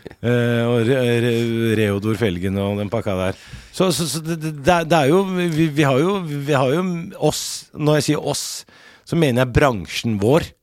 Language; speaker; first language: Norwegian; early bilingual, other home language; Arabic